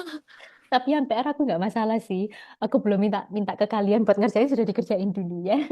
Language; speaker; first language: Indonesian; native; Indonesian